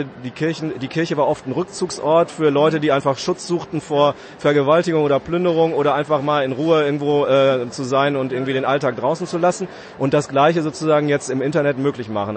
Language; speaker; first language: German; native; German